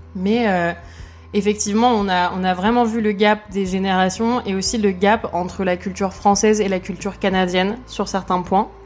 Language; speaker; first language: French; native; French